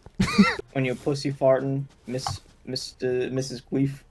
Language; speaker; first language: English; native; English